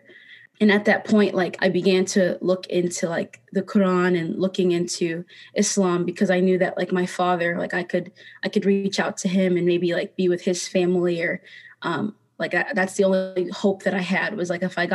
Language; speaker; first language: English; native; English